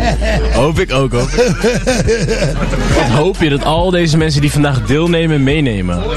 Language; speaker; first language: Dutch; native; Dutch